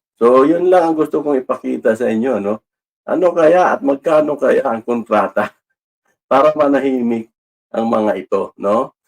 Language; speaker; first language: Filipino; non-native, local second language; Cebuano